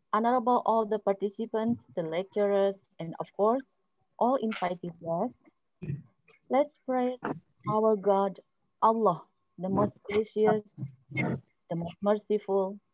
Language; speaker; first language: English; non-native, fluent; Indonesian